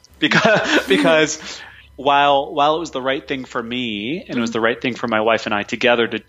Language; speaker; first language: English; native; English